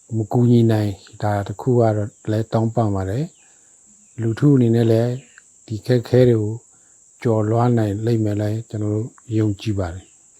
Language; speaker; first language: Burmese; non-native, local second language; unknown